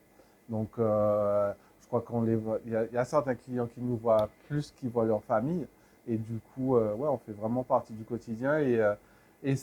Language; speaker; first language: French; native; French